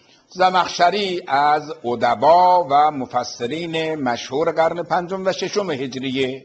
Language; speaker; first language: Persian; native; Persian